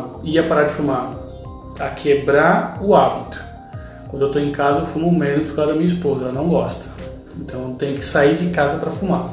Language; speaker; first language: Portuguese; native; Portuguese